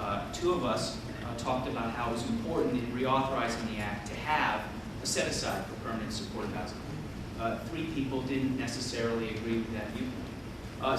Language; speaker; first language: English; native; English